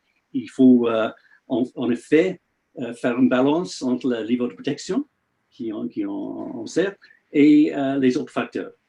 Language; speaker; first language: French; non-native, learner; English